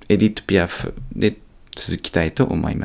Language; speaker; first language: Japanese; non-native, fluent; French